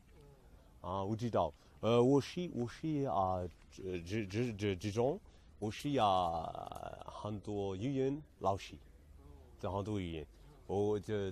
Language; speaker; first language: Chinese; non-native, learner; Arabic